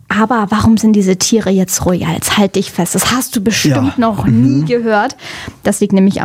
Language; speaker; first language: German; native; German